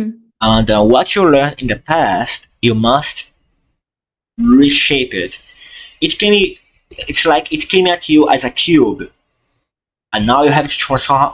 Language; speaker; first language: English; non-native, fluent; Portuguese